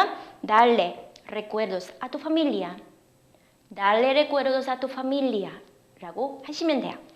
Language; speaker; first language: Spanish; non-native, fluent; Korean